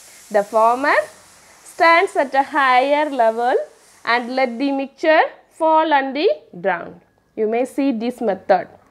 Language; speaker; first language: English; non-native, local second language; Tamil